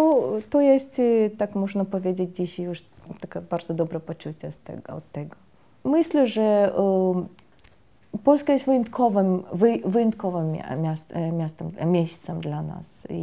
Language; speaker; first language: Polish; non-native, fluent; Russian